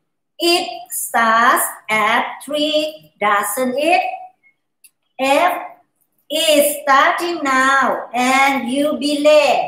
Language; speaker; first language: English; non-native, learner; Thai